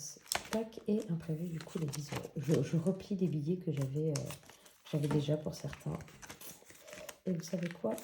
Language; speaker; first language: French; native; French